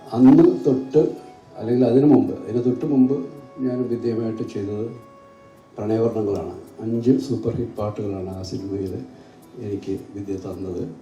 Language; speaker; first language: Malayalam; native; Malayalam